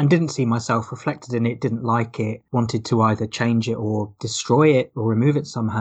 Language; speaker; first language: English; native; English